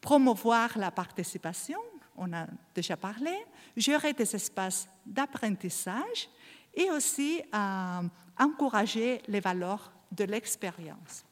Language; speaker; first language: French; non-native, learner; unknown